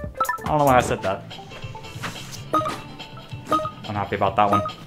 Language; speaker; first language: English; native; English